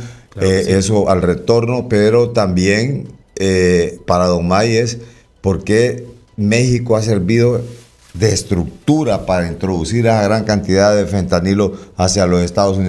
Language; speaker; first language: Spanish; native; Spanish